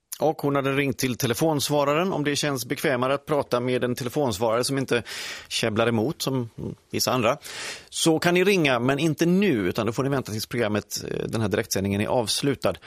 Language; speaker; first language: Swedish; native; Swedish